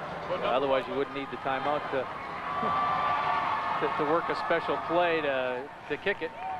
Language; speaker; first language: English; native; English